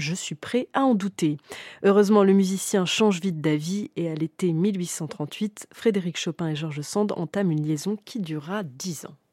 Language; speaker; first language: French; native; French